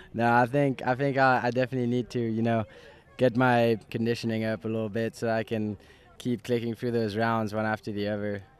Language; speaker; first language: English; non-native, fluent; Japanese